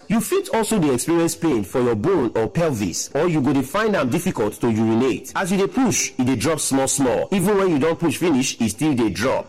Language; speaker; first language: Nigerian Pidgin; non-native, local second language; Yoruba